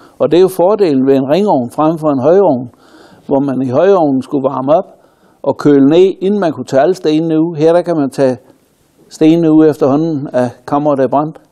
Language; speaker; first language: Danish; native; Danish